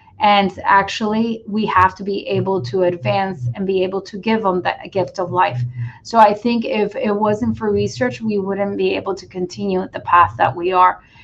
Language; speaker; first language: English; non-native, fluent; Spanish